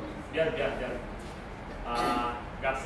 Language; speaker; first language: Spanish; non-native, learner; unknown